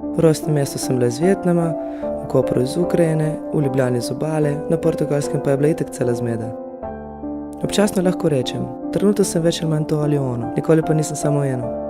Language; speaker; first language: Slovenian; early bilingual, other home language; Russian